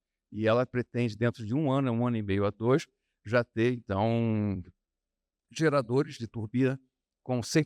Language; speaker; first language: Portuguese; native; Portuguese